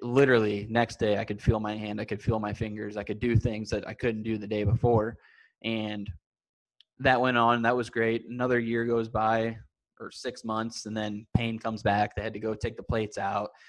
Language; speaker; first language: English; native; English